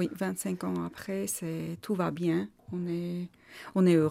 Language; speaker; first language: French; non-native, learner; Armenian